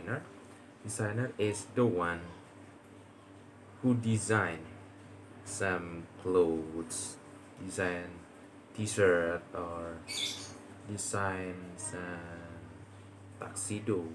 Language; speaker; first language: English; non-native, learner; Indonesian